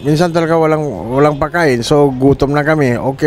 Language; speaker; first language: Filipino; non-native, learner; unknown